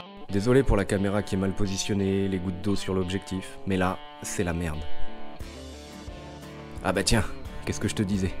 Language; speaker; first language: French; native; French